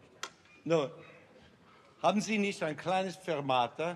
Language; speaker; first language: German; non-native, learner; English